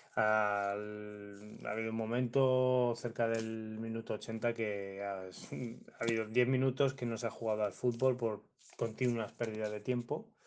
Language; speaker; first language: Spanish; native; Spanish